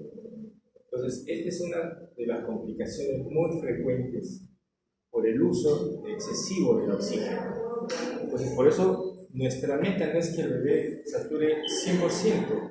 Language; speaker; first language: Spanish; native; Spanish